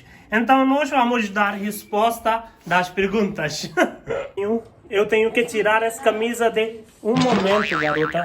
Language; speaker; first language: Portuguese; non-native, learner; Hindi